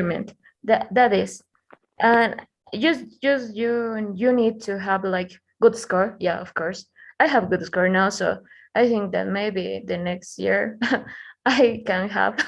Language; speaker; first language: English; non-native, learner; Spanish